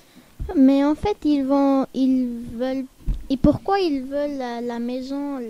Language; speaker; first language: French; early bilingual, other home language; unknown